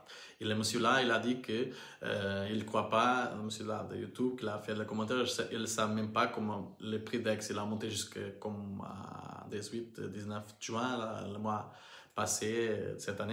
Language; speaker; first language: French; non-native, learner; Portuguese